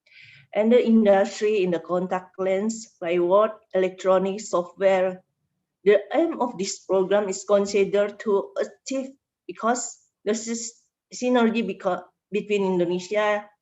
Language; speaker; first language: English; non-native, learner; Indonesian